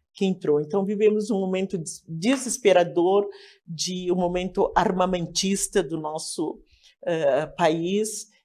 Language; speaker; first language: Portuguese; native; Portuguese